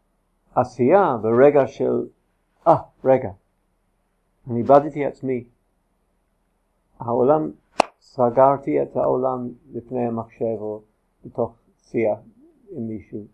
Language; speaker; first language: Hebrew; non-native, fluent; English